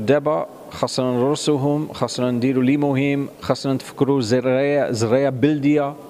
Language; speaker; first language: Arabic; non-native, fluent; English